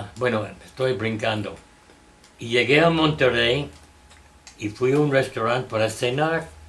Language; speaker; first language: Spanish; non-native, fluent; English